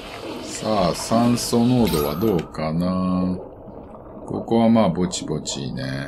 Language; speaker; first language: Japanese; native; Japanese